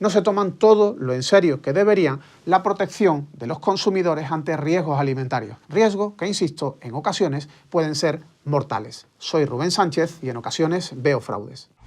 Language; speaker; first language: Spanish; native; Spanish